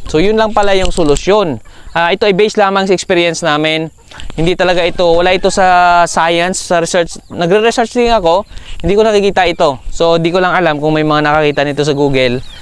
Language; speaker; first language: Filipino; non-native, local second language; Cebuano